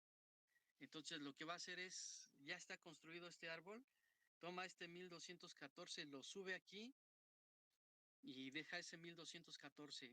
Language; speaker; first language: Spanish; native; Spanish